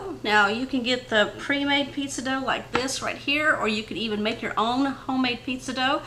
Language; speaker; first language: English; native; English